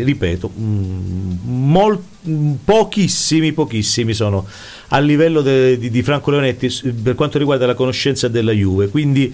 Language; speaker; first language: Italian; native; Italian